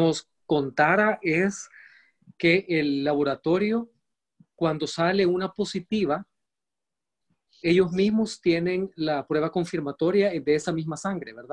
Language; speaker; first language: Spanish; native; Spanish